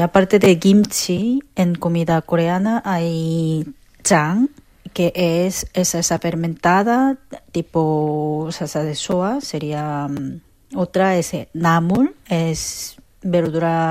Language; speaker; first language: Spanish; non-native, fluent; Korean